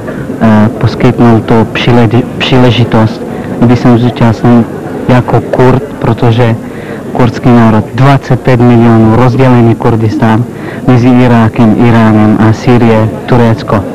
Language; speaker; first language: Czech; non-native, learner; Kurdish